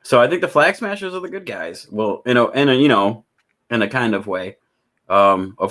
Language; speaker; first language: English; native; English